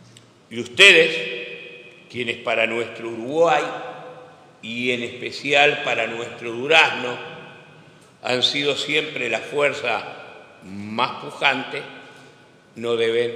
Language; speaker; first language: Spanish; native; Spanish